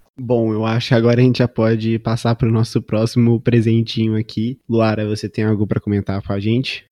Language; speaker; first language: Portuguese; native; Portuguese